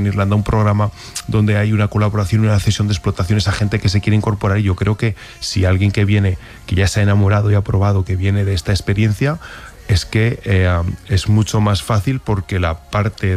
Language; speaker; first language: Spanish; native; Spanish